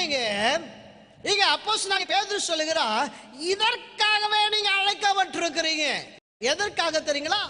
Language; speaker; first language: Tamil; native; Tamil